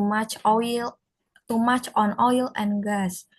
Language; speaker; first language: English; non-native, fluent; Indonesian